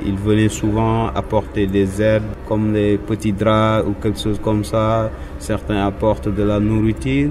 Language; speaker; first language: French; non-native, local second language; Wolof